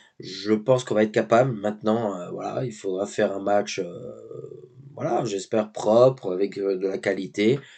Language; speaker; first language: French; native; French